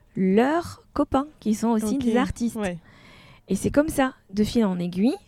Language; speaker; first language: French; non-native, local second language; Arabic